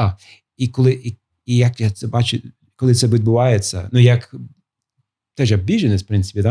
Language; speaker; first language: Ukrainian; non-native, fluent; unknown